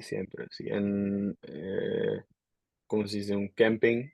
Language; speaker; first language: Spanish; non-native, learner; Dutch